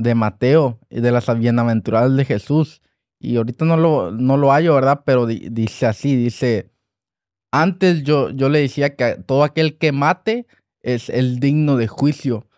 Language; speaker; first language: Spanish; early bilingual, heritage; Spanish